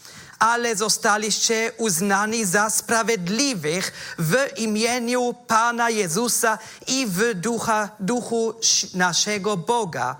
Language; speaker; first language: Polish; non-native, fluent; German